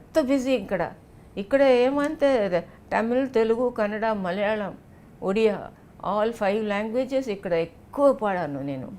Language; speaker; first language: Telugu; non-native, local second language; Tamil